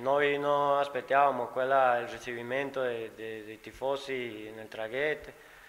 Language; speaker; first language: Italian; non-native, learner; Spanish